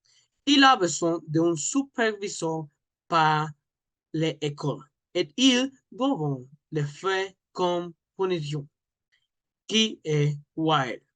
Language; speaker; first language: French; non-native, learner; Spanish